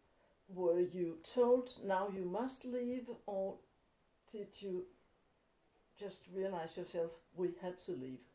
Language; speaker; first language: English; non-native, fluent; Danish